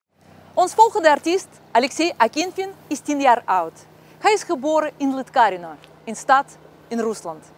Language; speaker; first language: Dutch; non-native, fluent; Russian